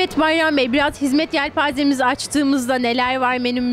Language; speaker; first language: Turkish; native; Turkish